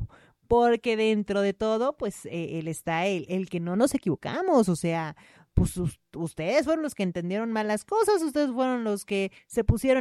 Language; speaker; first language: Spanish; native; Spanish